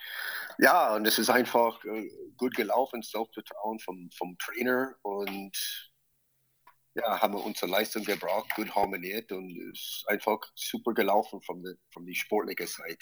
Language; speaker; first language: German; non-native, fluent; English